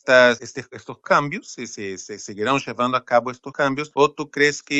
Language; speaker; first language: Spanish; non-native, fluent; Portuguese